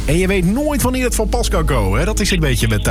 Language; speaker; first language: Dutch; native; Dutch